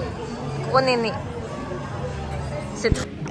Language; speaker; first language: French; native; French